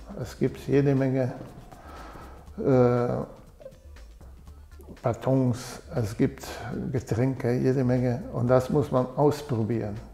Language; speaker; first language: German; non-native, fluent; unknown